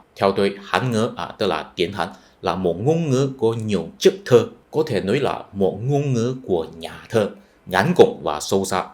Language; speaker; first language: Vietnamese; non-native, fluent; Chinese